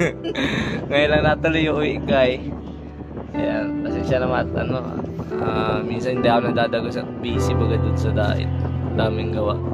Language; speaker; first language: Filipino; non-native, local second language; Bikol